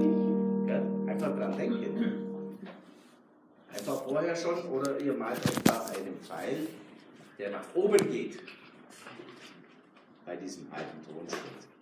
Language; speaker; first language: German; native; German